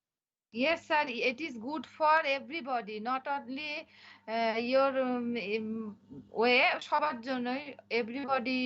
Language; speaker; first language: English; non-native, learner; Bangla